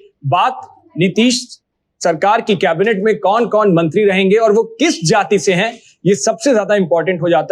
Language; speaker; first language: Hindi; native; Hindi